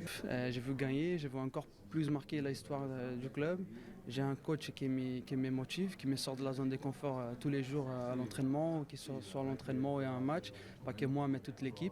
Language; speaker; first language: French; non-native, fluent; Portuguese